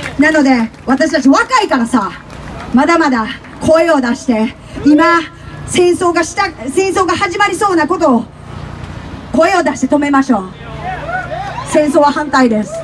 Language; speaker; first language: Japanese; native; Japanese